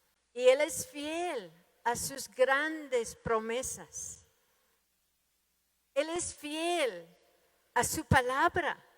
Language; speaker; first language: Spanish; non-native, fluent; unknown